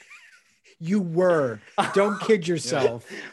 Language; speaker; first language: English; native; English